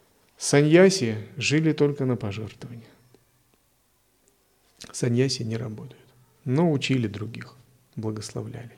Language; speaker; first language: Russian; native; Russian